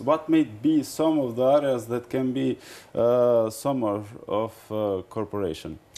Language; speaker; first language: English; non-native, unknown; Albanian